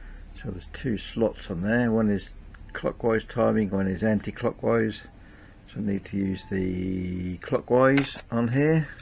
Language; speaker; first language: English; native; English